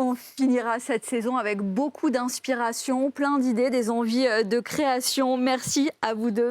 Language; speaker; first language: French; native; French